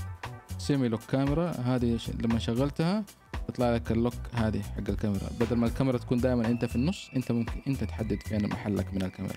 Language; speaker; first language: Arabic; native; Arabic